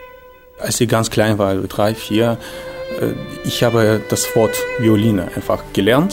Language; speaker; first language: German; non-native, fluent; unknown